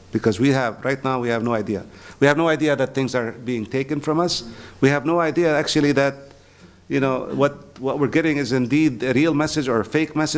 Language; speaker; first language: English; non-native, fluent; Arabic